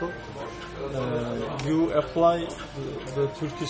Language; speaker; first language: English; non-native, learner; Turkish